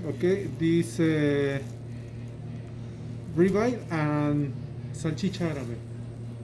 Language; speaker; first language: English; non-native, learner; Spanish